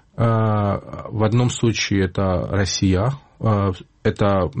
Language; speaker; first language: Russian; non-native, fluent; Georgian